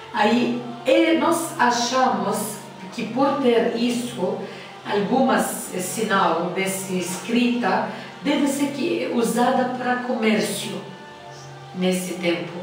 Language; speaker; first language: Portuguese; non-native, learner; Arabic